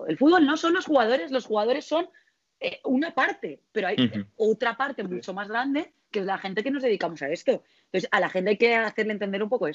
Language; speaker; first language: Spanish; native; Spanish